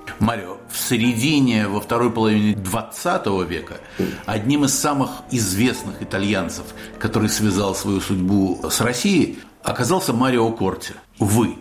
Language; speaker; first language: Russian; native; Russian